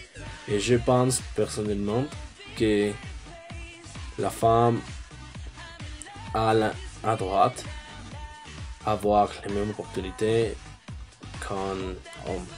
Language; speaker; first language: French; non-native, learner; Spanish